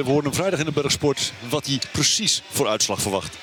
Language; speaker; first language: Dutch; native; Dutch